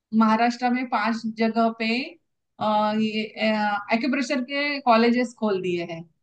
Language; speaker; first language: Hindi; non-native, local second language; Marathi